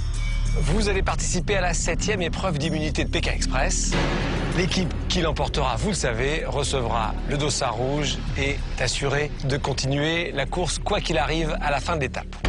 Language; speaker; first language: French; native; French